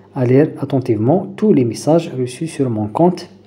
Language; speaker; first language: French; non-native, local second language; Arabic